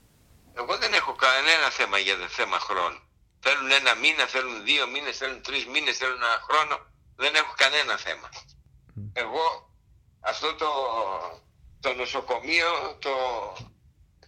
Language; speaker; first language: Greek; native; Greek